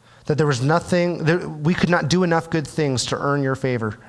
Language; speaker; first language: English; early bilingual, other home language; Chinese